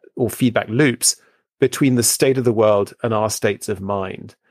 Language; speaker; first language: English; native; English